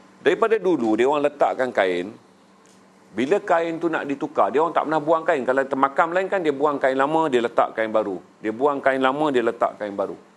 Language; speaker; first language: Malay; native; Malay